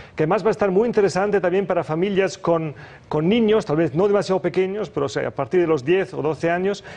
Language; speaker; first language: Spanish; early bilingual, other home language; German